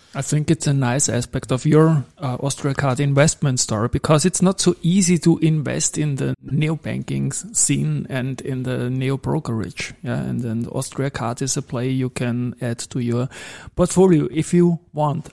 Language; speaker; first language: English; non-native, fluent; German